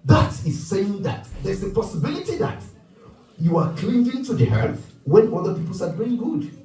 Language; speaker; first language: English; non-native, local second language; Yoruba